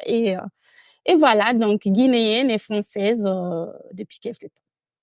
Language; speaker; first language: French; non-native, local second language; Fula